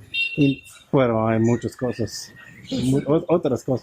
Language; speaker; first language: Spanish; non-native, learner; English